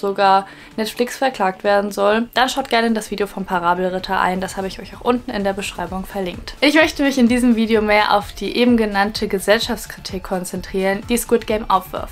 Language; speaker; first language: German; native; German